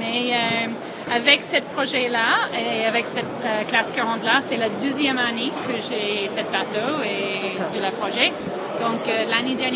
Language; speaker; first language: French; non-native, fluent; English